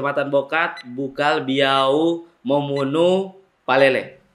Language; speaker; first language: Indonesian; native; Indonesian